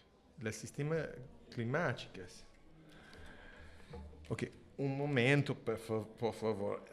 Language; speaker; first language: Spanish; non-native, learner; English